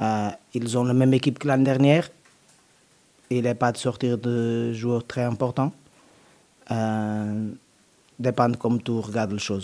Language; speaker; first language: French; non-native, learner; Portuguese